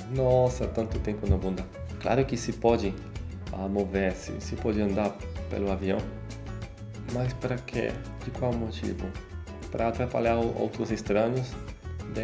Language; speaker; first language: Portuguese; non-native, fluent; Polish